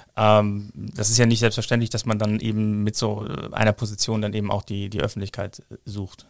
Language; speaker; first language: German; native; German